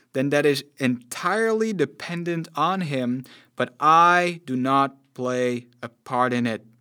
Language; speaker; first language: English; non-native, fluent; Dutch